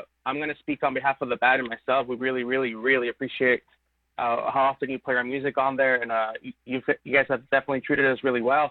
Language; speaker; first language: English; native; English